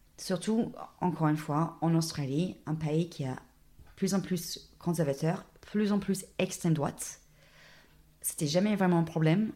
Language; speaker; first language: French; non-native, fluent; English